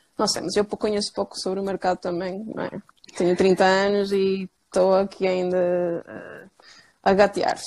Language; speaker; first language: Portuguese; non-native, fluent; Spanish